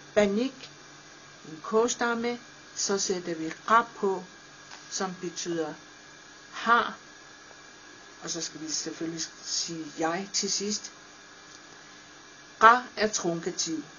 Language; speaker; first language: Danish; non-native, local second language; Kalaallisut